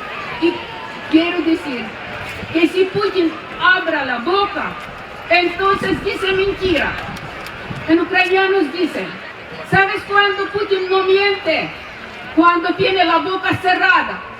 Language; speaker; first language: Spanish; non-native, fluent; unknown